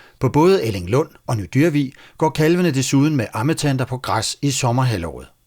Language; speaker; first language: Danish; native; Danish